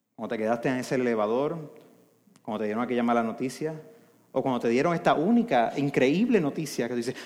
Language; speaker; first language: Spanish; native; Spanish